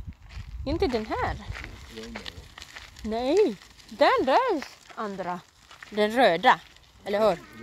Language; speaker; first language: Swedish; non-native, learner; Cebuano